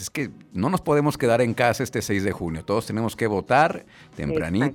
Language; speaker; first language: Spanish; native; Spanish